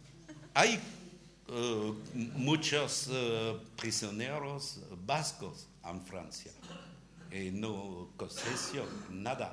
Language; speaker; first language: Spanish; non-native, learner; French